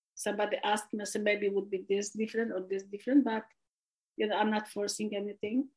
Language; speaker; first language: English; non-native, fluent; Polish